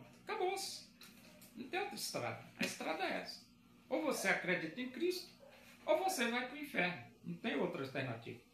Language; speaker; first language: Portuguese; native; Portuguese